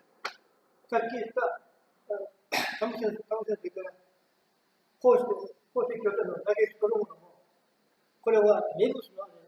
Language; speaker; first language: Japanese; native; Japanese